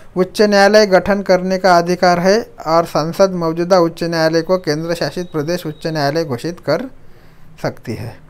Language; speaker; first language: Hindi; non-native, local second language; Marathi